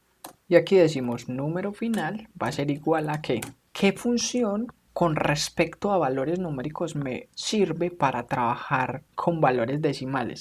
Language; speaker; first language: Spanish; native; Spanish